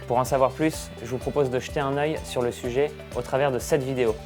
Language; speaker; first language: French; native; French